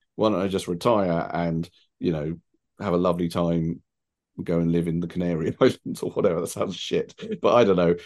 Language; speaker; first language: English; native; English